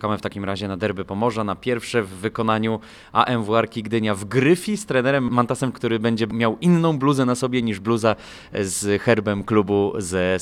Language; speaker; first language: Polish; native; Polish